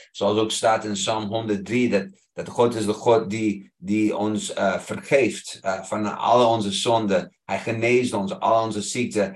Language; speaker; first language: Dutch; non-native, fluent; English